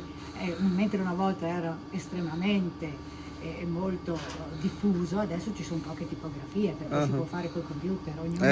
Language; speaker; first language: Italian; native; Italian